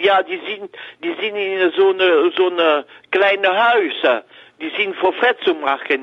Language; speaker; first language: German; non-native, learner; French